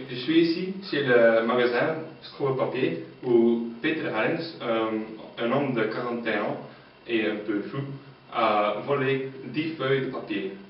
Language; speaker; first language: French; non-native, learner; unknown